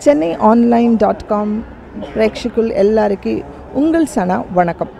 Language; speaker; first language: Tamil; non-native, learner; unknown